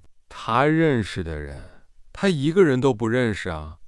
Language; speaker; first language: Chinese; non-native, fluent; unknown